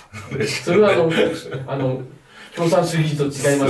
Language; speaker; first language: Japanese; native; Japanese